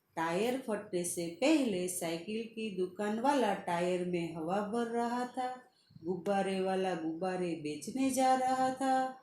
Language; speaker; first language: Hindi; non-native, local second language; Gujarati